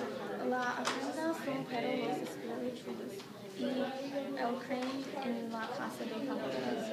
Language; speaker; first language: Spanish; non-native, learner; English